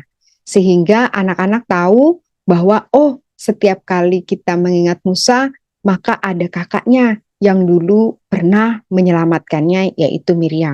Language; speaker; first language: Indonesian; native; Indonesian